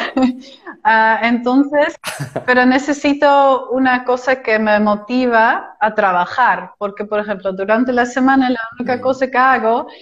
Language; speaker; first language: Portuguese; non-native, fluent; Dutch